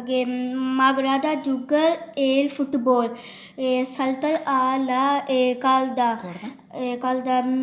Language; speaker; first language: Catalan; non-native, learner; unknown